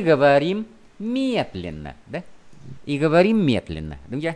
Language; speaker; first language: Russian; non-native, fluent; Vietnamese